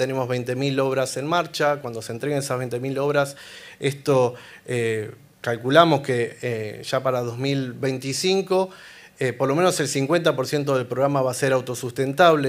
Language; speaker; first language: Spanish; native; Spanish